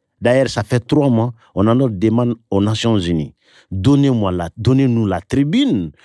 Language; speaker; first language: French; non-native, local second language; Bambara